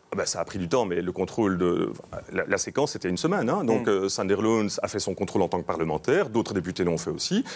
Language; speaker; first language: French; native; French